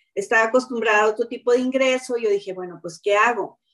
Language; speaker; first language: Spanish; native; Spanish